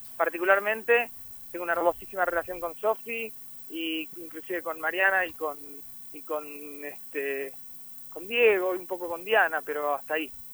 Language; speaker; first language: Spanish; native; Spanish